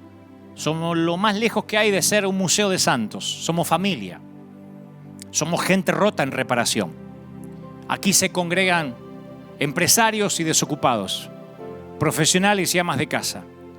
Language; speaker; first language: Spanish; native; Spanish